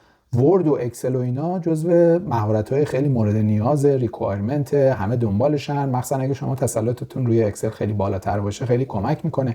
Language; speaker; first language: Persian; native; Persian